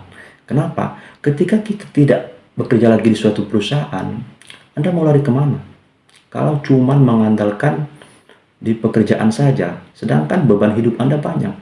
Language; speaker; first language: Indonesian; native; Indonesian